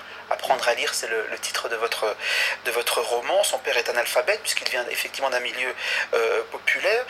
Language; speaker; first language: French; native; French